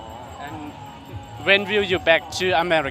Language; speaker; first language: English; non-native, learner; Hmong